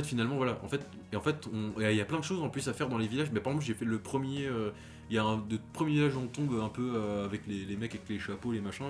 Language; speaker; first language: French; native; French